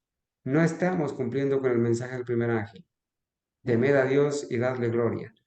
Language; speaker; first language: Spanish; native; Spanish